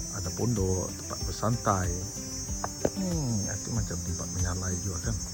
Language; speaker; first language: Malay; non-native, local second language; Iban